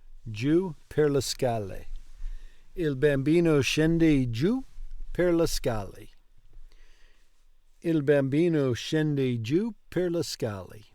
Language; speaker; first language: Italian; non-native, learner; English